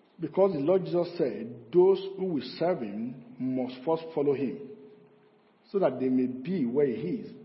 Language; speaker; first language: English; non-native, local second language; Yoruba